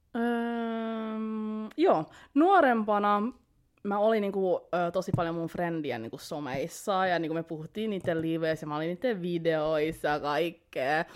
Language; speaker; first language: Finnish; early bilingual, heritage; Finnish